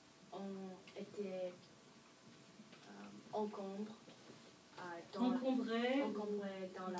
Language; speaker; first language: French; non-native, learner; English